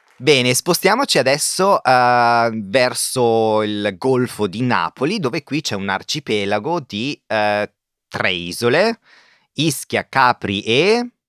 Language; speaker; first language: Italian; native; Italian